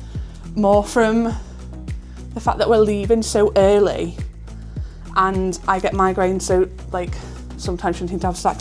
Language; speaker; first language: English; native; English